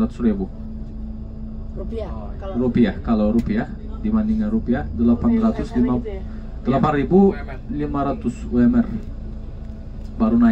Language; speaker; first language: Indonesian; non-native, fluent; Turkish